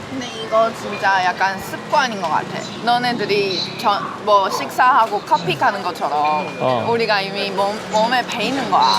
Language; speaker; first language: Korean; non-native, fluent; Chinese